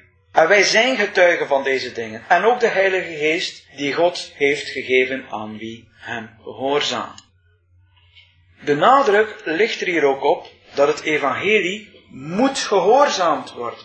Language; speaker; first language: Dutch; native; Dutch